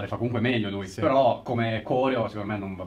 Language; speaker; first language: Italian; native; Italian